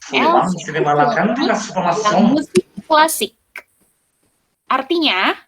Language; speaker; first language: French; non-native, fluent; Indonesian